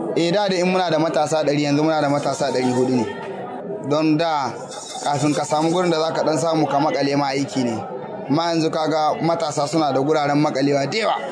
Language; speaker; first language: Hausa; native; Hausa